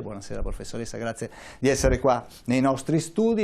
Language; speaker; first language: Italian; native; Italian